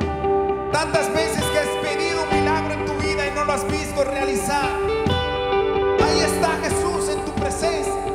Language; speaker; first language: Spanish; native; Spanish